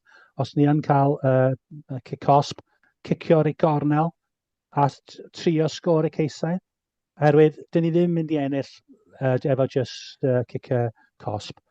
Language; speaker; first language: Welsh; non-native, fluent; English